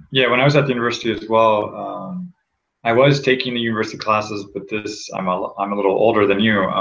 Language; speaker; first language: English; native; English